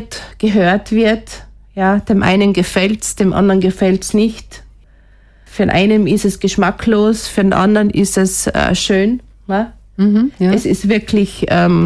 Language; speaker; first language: German; native; German